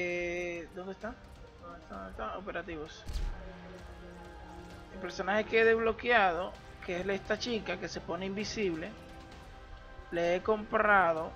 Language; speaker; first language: Spanish; native; Spanish